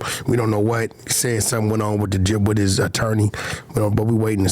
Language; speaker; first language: English; native; English